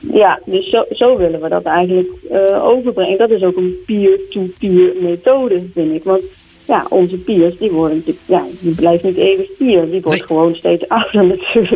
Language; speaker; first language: Dutch; native; Dutch